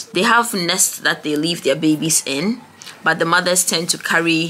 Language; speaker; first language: English; non-native, local second language; Ewe